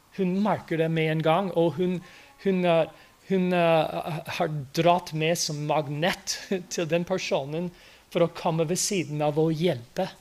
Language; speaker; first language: Norwegian; non-native, fluent; English